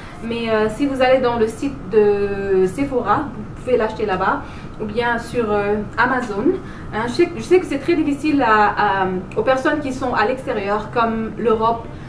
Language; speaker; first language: French; non-native, local second language; Wolof